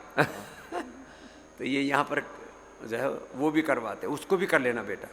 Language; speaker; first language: Hindi; native; Hindi